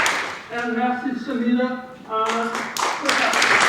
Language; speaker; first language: English; native; English